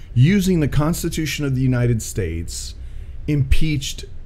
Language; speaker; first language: English; native; English